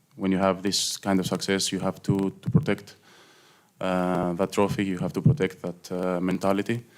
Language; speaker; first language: English; non-native, fluent; Greek